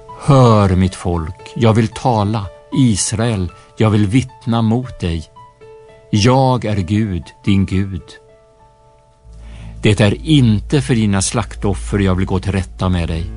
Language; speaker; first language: Swedish; native; Swedish